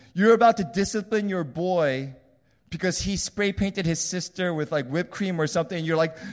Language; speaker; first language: English; early bilingual, other home language; Korean